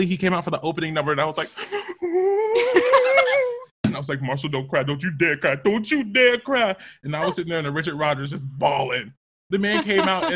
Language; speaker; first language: English; native; English